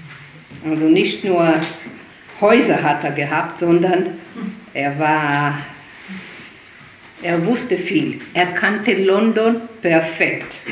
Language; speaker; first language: German; early bilingual, heritage; German